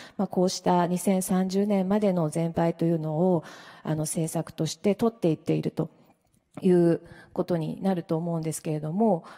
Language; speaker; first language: Japanese; native; Japanese